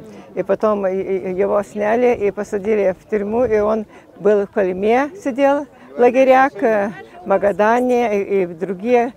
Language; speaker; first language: Russian; non-native, fluent; Lithuanian